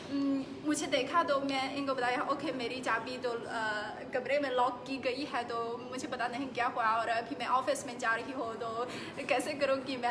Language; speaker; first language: Hindi; non-native, fluent; Chinese